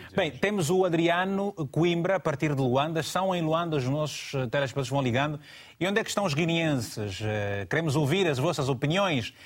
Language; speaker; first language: Portuguese; native; Portuguese